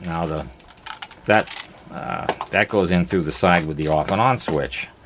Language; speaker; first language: English; native; English